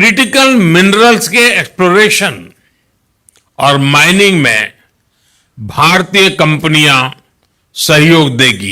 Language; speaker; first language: Hindi; non-native, local second language; Gujarati